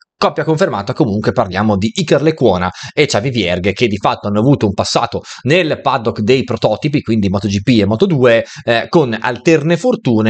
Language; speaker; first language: Italian; native; Italian